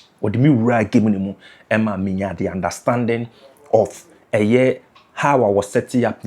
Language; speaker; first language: English; non-native, local second language; Akan